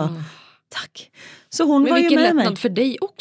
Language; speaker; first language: Swedish; native; Swedish